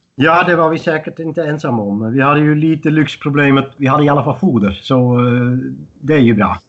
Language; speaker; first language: Swedish; non-native, fluent; Dutch